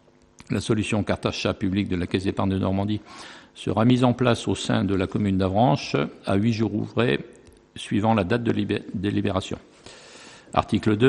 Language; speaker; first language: French; native; French